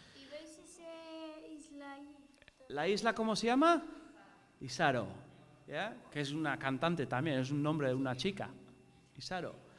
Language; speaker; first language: Spanish; non-native, fluent; English